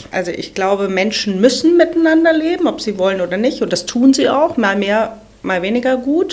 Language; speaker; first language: German; native; German